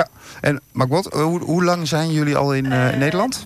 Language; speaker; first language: Dutch; native; Dutch